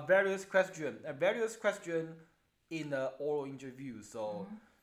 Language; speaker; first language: English; non-native, learner; Chinese